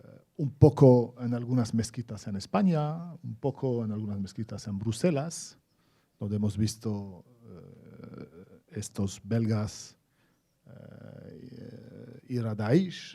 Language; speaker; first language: Spanish; non-native, fluent; Arabic